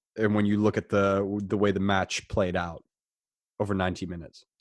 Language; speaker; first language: English; non-native, fluent; German